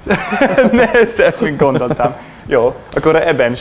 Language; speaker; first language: Hungarian; non-native, learner; English